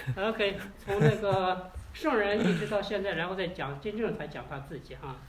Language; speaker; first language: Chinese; native; Chinese